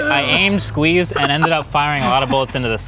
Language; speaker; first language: English; native; English